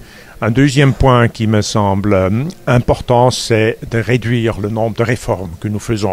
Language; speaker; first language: French; native; French